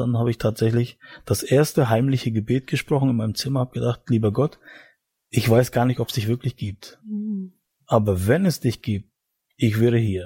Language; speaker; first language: German; native; German